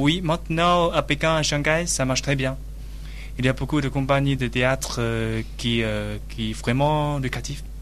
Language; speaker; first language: French; non-native, learner; Chinese